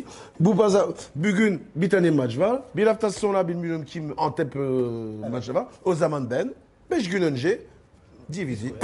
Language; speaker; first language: Turkish; non-native, learner; French